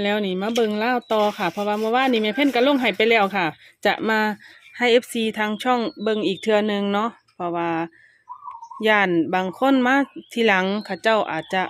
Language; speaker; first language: Thai; native; Thai